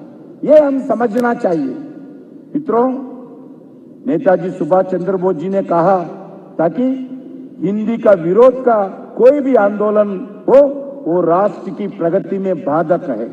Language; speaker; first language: Hindi; non-native, local second language; Telugu